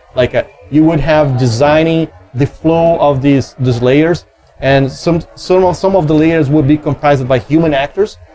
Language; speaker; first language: English; non-native, fluent; Portuguese